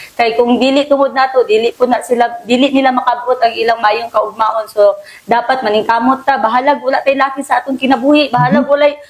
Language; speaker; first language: Cebuano; non-native, local second language; Chavacano